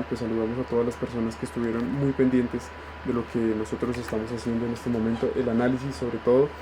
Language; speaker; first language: Spanish; native; Spanish